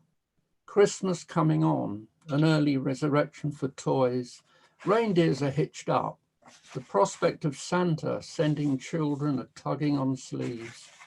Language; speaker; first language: English; native; English